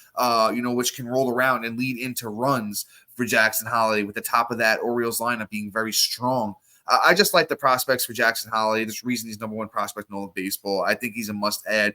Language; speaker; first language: English; native; English